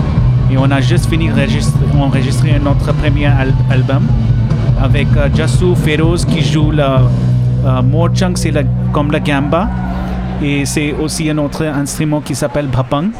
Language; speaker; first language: French; non-native, learner; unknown